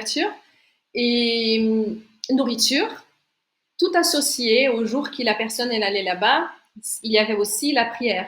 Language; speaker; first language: French; non-native, fluent; Portuguese